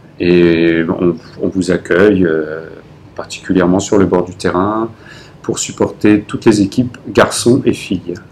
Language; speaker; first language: French; native; French